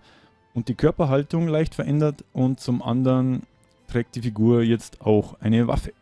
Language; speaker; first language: German; native; German